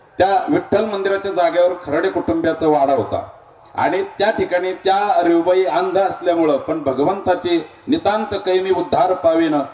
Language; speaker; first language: Marathi; native; Marathi